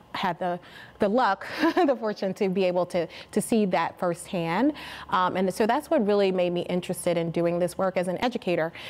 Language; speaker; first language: English; native; English